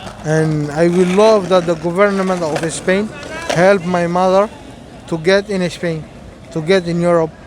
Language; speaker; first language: English; non-native, fluent; Somali